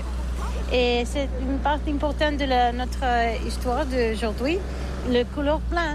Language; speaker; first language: French; non-native, learner; Catalan